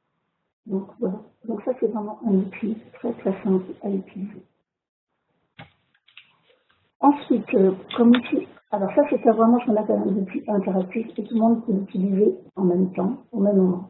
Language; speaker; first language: French; native; French